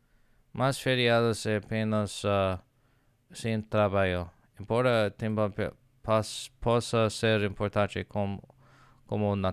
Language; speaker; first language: Portuguese; non-native, learner; English